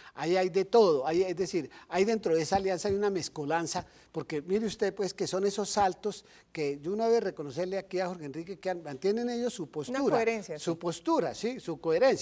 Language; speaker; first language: Spanish; native; Spanish